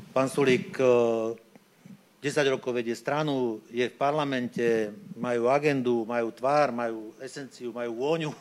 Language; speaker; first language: Slovak; native; Slovak